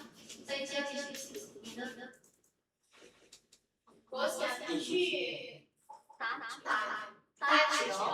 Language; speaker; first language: Chinese; non-native, learner; Indonesian